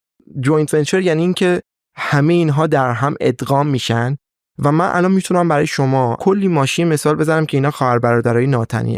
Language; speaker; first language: Persian; native; Persian